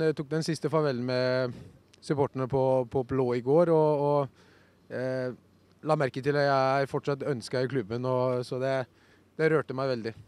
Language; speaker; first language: Norwegian; non-native, fluent; Icelandic